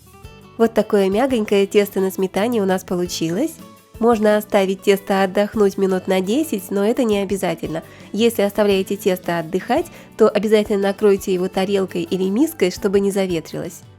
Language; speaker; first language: Russian; native; Russian